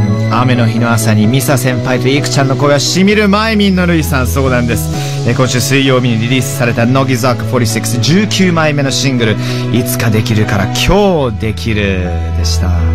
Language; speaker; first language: Japanese; early bilingual, heritage; Japanese